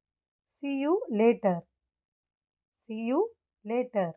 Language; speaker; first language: English; non-native, local second language; Tamil